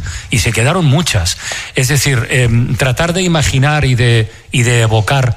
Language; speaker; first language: Spanish; native; Spanish